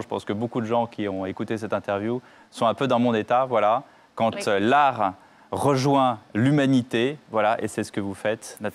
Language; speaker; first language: French; native; French